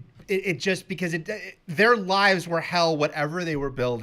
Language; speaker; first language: English; native; English